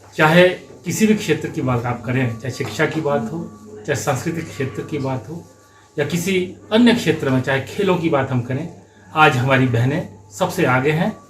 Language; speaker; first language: Hindi; native; Hindi